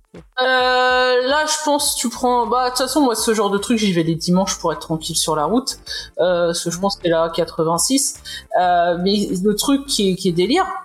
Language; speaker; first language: French; native; French